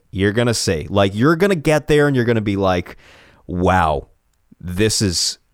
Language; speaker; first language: English; early bilingual, other home language; Italian